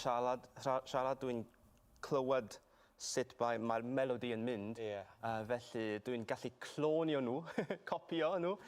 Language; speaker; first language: Welsh; non-native, fluent; Cantonese